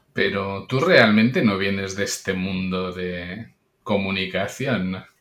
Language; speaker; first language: Spanish; non-native, local second language; Catalan